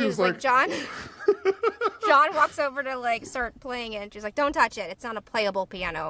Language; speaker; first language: English; native; English